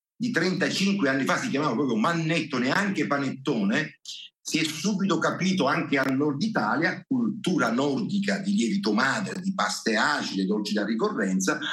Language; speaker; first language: Italian; native; Italian